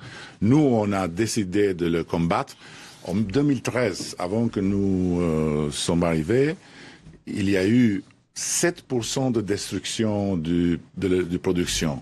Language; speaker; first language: French; non-native, fluent; Albanian